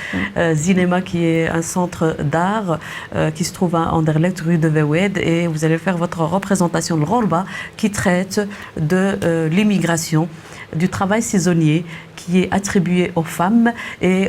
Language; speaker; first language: French; native; French